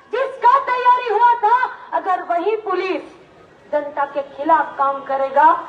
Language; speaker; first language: Hindi; non-native, local second language; Bangla